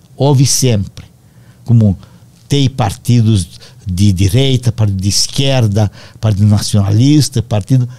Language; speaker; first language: Portuguese; non-native, fluent; Romanian